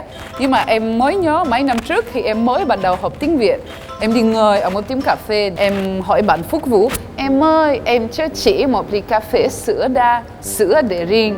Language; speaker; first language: Vietnamese; non-native, fluent; French